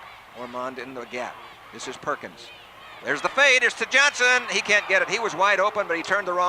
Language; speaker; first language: English; native; English